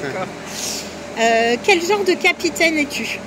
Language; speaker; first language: French; native; French